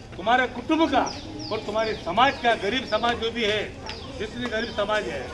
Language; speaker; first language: Hindi; non-native, local second language; Marathi